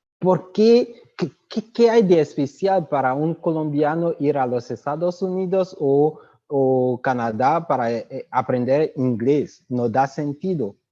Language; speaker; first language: Spanish; non-native, fluent; French